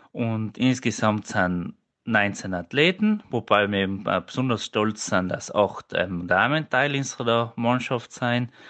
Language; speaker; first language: German; native; German